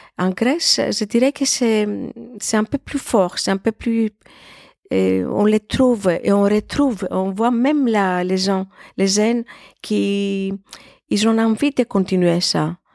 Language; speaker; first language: French; non-native, fluent; Greek